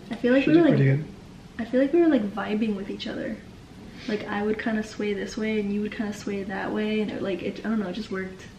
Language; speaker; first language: English; native; English